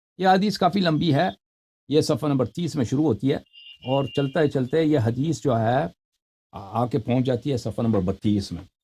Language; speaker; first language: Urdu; non-native, fluent; Persian